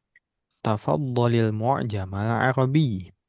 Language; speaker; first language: Arabic; non-native, fluent; Indonesian